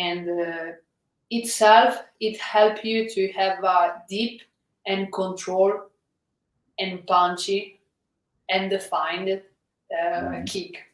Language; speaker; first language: English; non-native, fluent; Italian